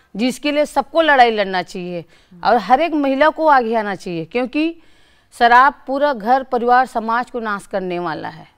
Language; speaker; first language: Hindi; native; Hindi